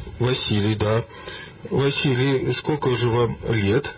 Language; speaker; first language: Russian; native; Russian